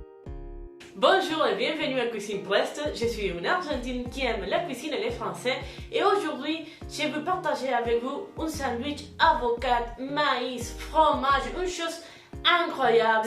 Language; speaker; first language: French; non-native, fluent; Spanish